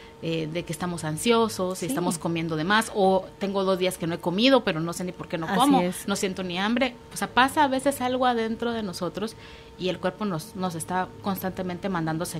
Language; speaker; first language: Spanish; native; Spanish